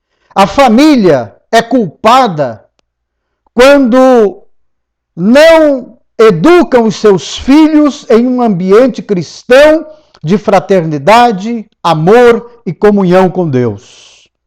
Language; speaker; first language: Portuguese; native; Portuguese